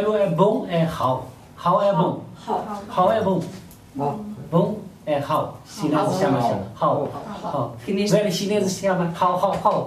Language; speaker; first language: Portuguese; non-native, learner; Chinese